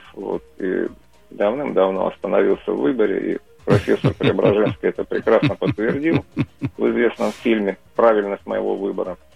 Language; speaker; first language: Russian; native; Russian